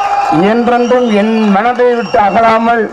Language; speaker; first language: Tamil; native; Tamil